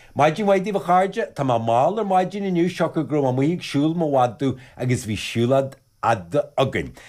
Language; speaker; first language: Irish; native; Irish